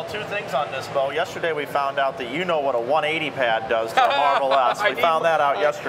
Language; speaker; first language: English; native; English